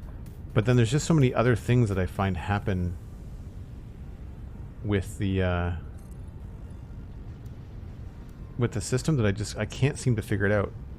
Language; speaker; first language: English; native; English